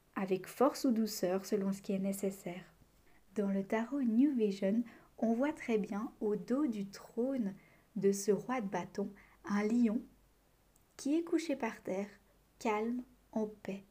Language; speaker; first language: French; native; French